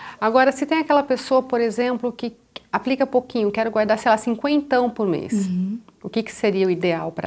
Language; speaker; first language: Portuguese; native; Portuguese